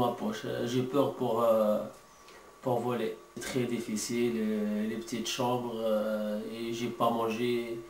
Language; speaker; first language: French; non-native, learner; Arabic